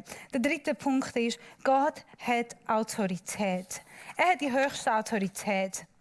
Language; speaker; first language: German; non-native, learner; Persian